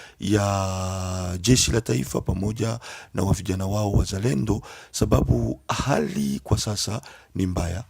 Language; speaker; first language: Swahili; native; Swahili